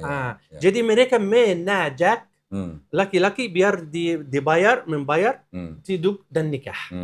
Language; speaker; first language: Indonesian; non-native, learner; Arabic